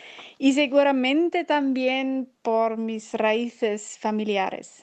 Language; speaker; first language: Spanish; non-native, fluent; German